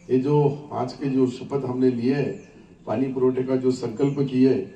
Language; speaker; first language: Hindi; non-native, local second language; Marathi